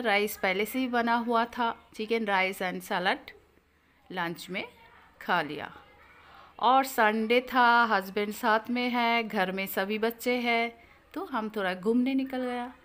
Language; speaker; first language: Hindi; non-native, local second language; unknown